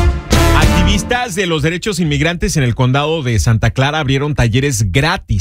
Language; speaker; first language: Spanish; native; Spanish